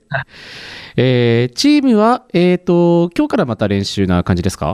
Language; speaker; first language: Japanese; native; Japanese